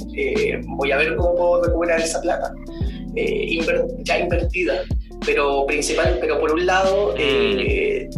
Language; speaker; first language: Spanish; native; Spanish